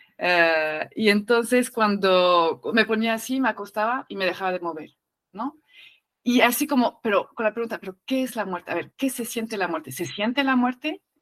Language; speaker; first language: Spanish; non-native, fluent; French